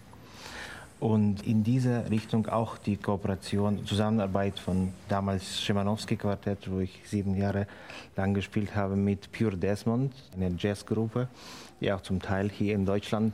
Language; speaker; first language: German; non-native, fluent; Ukrainian